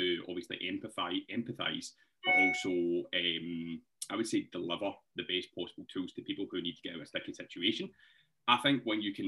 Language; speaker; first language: English; native; English